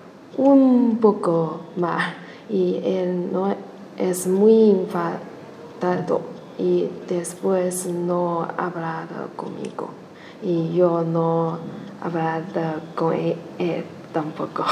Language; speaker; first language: Spanish; non-native, learner; Chinese